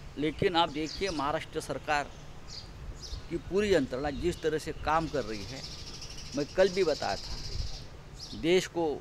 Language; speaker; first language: Hindi; non-native, local second language; Marathi